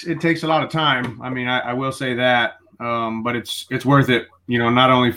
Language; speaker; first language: English; native; English